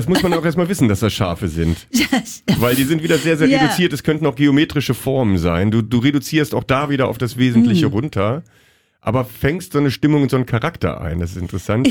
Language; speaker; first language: German; native; German